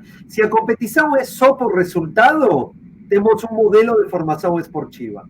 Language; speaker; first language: Portuguese; non-native, fluent; Spanish